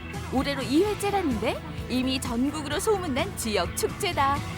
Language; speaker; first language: Korean; native; Korean